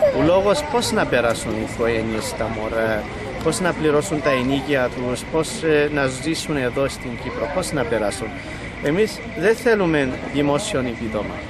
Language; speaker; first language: Greek; non-native, fluent; Kurdish